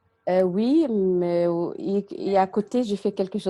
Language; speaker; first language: French; non-native, learner; Arabic